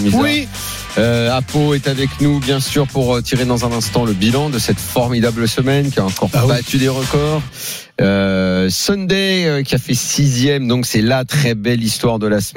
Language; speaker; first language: French; native; French